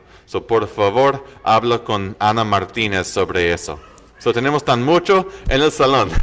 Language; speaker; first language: Spanish; non-native, learner; English